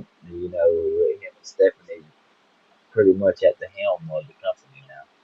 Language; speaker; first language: English; native; English